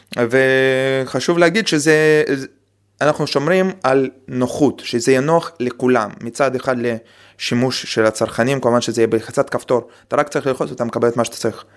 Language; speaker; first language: Hebrew; non-native, fluent; Russian